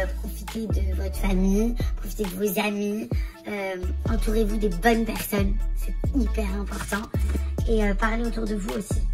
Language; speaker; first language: French; native; French